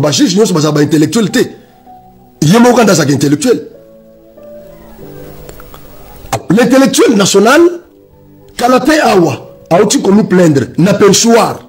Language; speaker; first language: French; non-native, local second language; Lingala